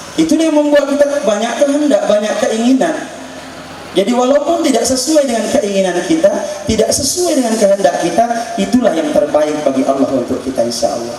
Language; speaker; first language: Indonesian; non-native, local second language; Buginese